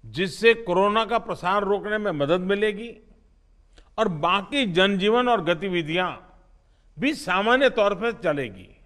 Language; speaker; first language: Hindi; non-native, local second language; Gujarati